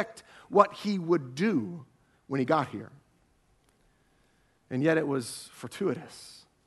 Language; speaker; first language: English; native; English